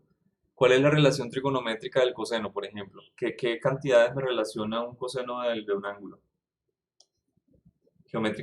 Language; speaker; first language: Spanish; native; Spanish